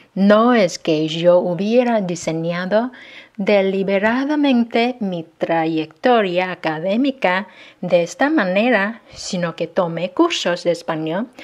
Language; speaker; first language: Spanish; non-native, fluent; Chinese